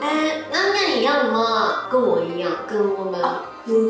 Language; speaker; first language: Chinese; non-native, learner; Japanese